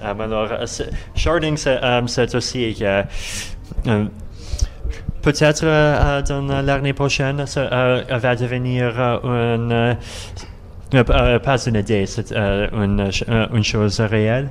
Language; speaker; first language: French; non-native, learner; Russian